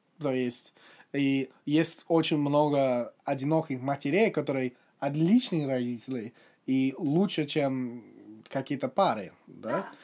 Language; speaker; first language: Russian; non-native, fluent; English